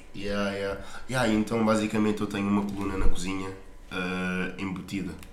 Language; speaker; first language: Portuguese; native; Portuguese